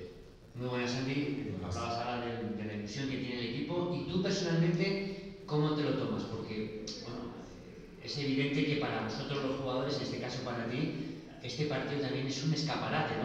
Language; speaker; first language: Spanish; native; Spanish